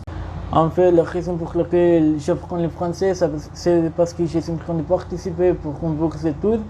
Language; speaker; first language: French; non-native, learner; Spanish